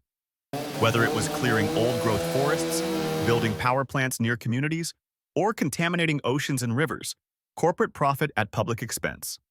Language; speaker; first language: English; native; English